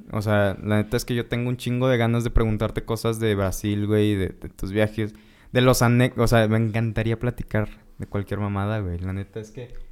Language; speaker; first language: Spanish; native; Spanish